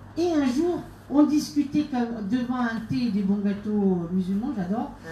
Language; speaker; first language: French; native; French